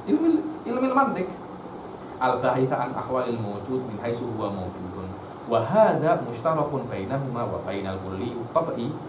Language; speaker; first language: Arabic; non-native, fluent; Indonesian